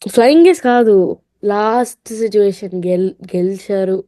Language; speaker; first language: Telugu; early bilingual, heritage; Telugu